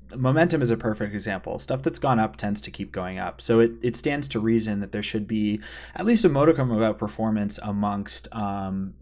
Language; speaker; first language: English; native; English